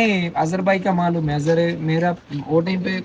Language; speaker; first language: Hindi; non-native, fluent; Malayalam